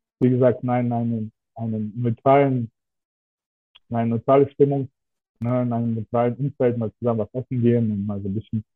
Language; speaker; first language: German; non-native, fluent; Russian